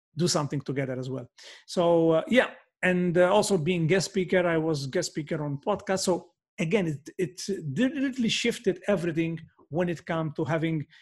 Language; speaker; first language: English; non-native, fluent; Maltese